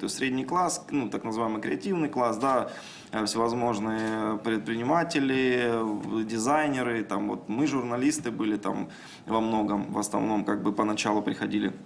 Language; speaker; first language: Russian; native; Russian